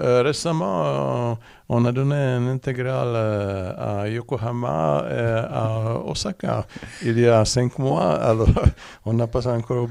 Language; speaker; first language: French; non-native, learner; Czech